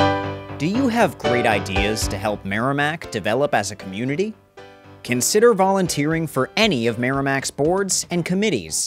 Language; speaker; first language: English; native; English